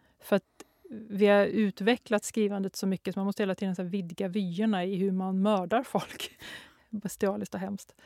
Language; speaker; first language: Swedish; native; Swedish